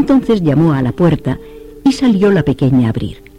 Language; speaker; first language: Spanish; native; Spanish